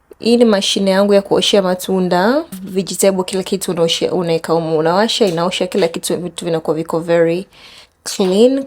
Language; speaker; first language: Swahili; native; Swahili